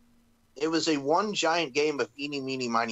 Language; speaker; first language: English; native; English